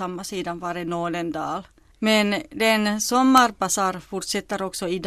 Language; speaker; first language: Swedish; non-native, local second language; Finnish